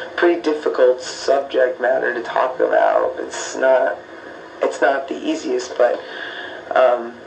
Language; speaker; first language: English; native; English